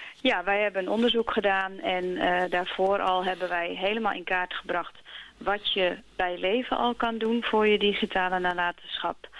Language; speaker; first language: Dutch; native; Dutch